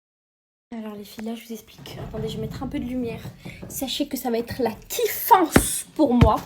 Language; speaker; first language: French; native; French